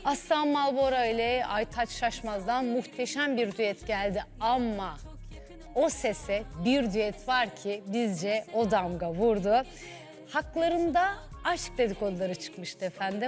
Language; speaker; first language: Turkish; native; Turkish